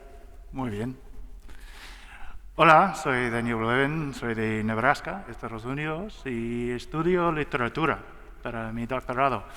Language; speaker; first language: Spanish; non-native, learner; English